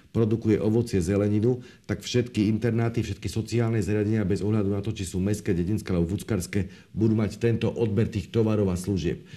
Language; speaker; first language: Slovak; native; Slovak